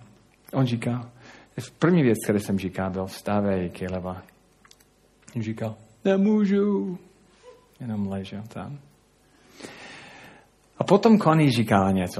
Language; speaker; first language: Czech; non-native, fluent; English